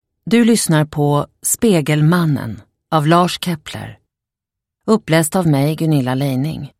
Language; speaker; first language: Swedish; native; Swedish